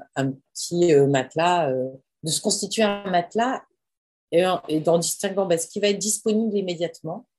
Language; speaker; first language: French; native; French